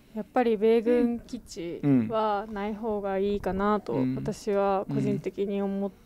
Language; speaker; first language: Japanese; native; Japanese